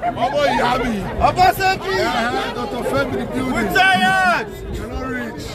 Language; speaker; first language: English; non-native, local second language; Bini